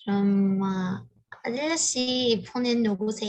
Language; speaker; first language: Korean; non-native, learner; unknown